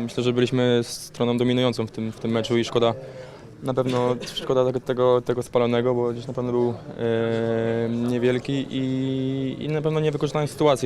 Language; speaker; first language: Polish; native; Polish